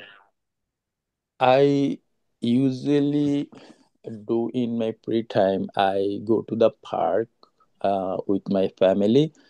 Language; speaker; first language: English; non-native, learner; Bangla